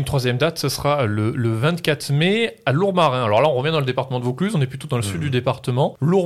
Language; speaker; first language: French; native; French